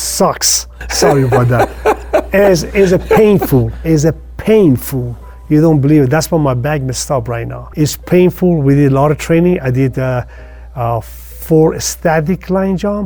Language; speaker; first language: English; non-native, fluent; Persian